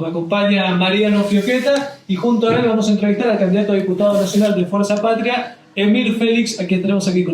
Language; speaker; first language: Spanish; native; Spanish